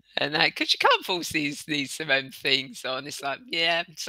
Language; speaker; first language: English; native; English